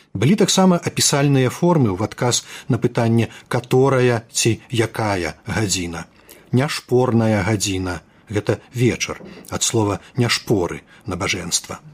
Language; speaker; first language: Belarusian; native; Belarusian